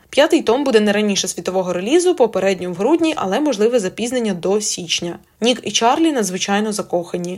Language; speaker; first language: Ukrainian; native; Ukrainian